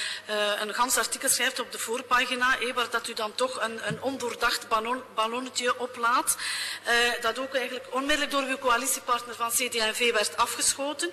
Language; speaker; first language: Dutch; native; Dutch